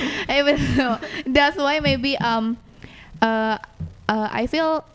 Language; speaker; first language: English; early bilingual, other home language; Indonesian